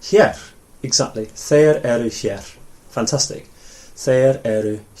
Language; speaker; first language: Icelandic; non-native, fluent; English